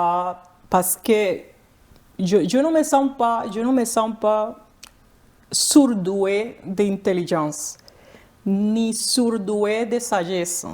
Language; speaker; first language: French; non-native, fluent; Spanish